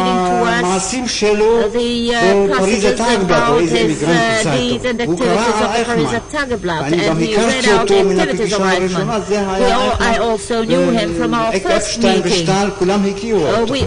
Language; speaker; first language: Hebrew; non-native, fluent; German